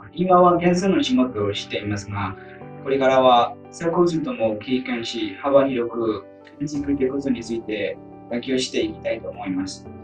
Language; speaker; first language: Japanese; non-native, fluent; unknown